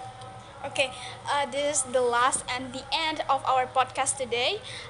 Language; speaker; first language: English; non-native, local second language; Indonesian